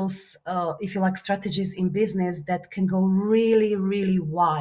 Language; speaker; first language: English; non-native, fluent; Slovak